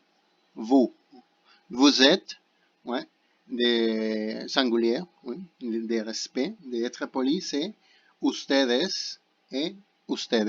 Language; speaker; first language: French; non-native, fluent; Spanish